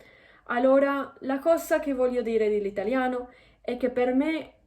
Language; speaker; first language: Italian; non-native, fluent; Spanish